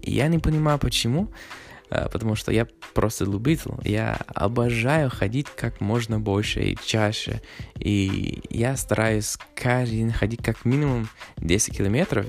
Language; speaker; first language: Russian; non-native, fluent; English